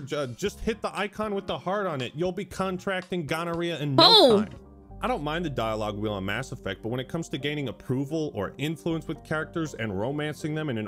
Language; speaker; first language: English; native; English